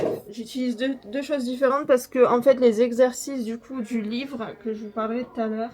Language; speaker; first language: French; native; French